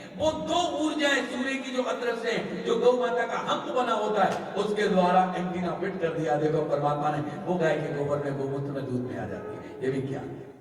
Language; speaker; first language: Hindi; native; Hindi